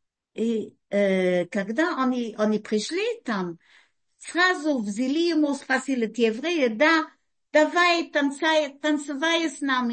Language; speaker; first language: Russian; early bilingual, heritage; Russian